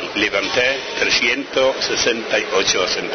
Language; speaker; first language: Spanish; non-native, fluent; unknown